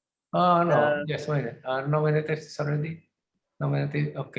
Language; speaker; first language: English; non-native, fluent; Indonesian